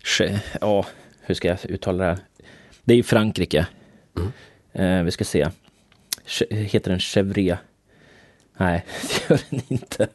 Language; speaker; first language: Swedish; native; Swedish